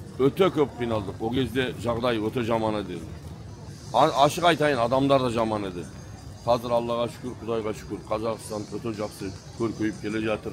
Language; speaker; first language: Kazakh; early bilingual, heritage; Kazakh